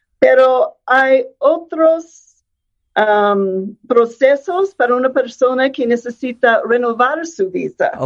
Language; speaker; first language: Spanish; non-native, fluent; English